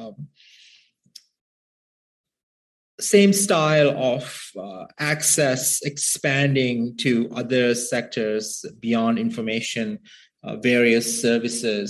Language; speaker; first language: English; non-native, local second language; Sinhala